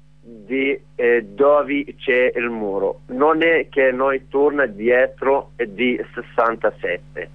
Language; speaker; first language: Italian; non-native, learner; Arabic